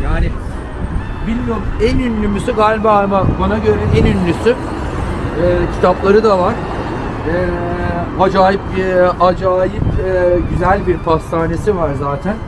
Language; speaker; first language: Turkish; early bilingual, heritage; Turkish